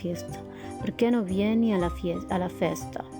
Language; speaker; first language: Italian; non-native, learner; Spanish